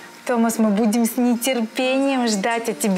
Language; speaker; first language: Russian; native; Russian